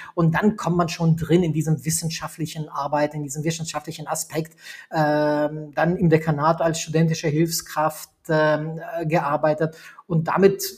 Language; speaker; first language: German; non-native, fluent; Albanian